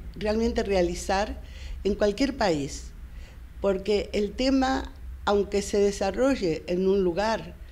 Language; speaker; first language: Spanish; native; Spanish